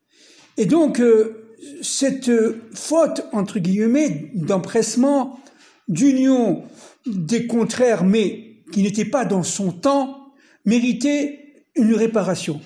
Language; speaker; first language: French; native; French